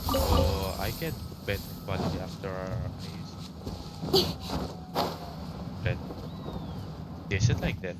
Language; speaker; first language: English; non-native, learner; Indonesian